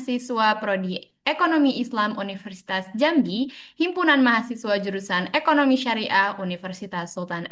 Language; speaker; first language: Indonesian; native; Indonesian